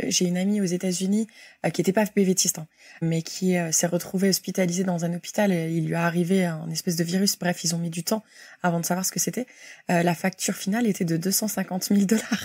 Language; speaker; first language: French; native; French